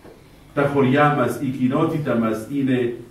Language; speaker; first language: Greek; non-native, fluent; Arabic